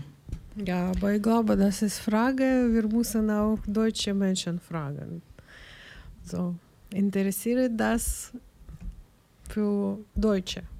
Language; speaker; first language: German; non-native, learner; Ukrainian